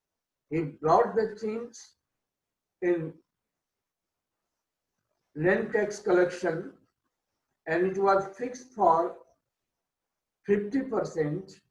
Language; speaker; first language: English; non-native, local second language; Hindi